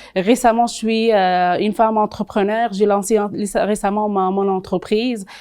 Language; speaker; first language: French; non-native, local second language; Arabic